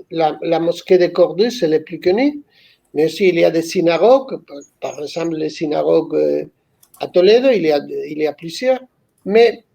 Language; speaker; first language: French; non-native, fluent; Spanish